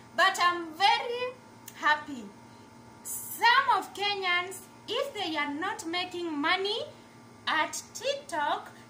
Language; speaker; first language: English; non-native, local second language; Kamba